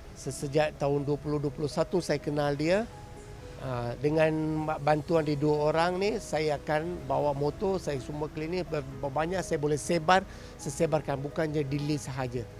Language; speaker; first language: Malay; non-native, local second language; Tamil